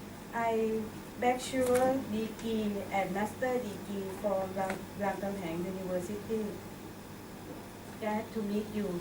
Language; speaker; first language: English; non-native, learner; Thai